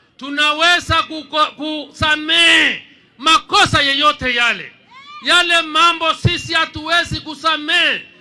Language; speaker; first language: Swahili; non-native, local second language; Kikuyu